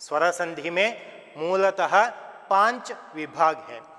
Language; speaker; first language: Hindi; non-native, local second language; Kannada